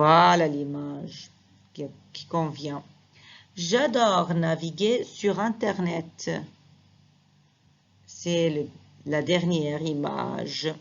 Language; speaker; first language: French; non-native, fluent; Arabic